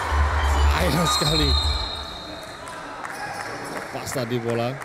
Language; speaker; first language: Indonesian; native; Indonesian